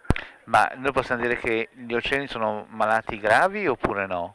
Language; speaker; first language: Italian; native; Italian